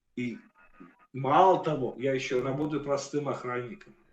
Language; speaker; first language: Russian; native; Russian